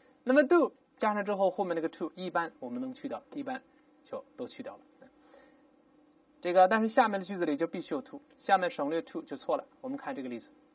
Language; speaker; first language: Chinese; native; Chinese